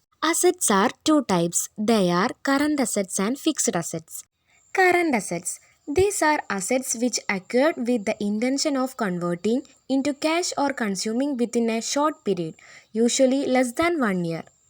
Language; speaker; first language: English; non-native, local second language; Malayalam